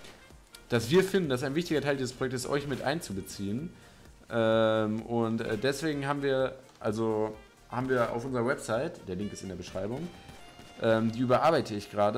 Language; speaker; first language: German; native; German